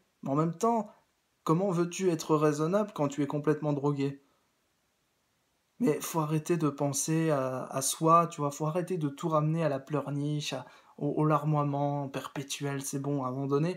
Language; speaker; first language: French; native; French